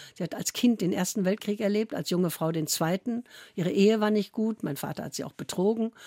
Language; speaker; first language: German; native; German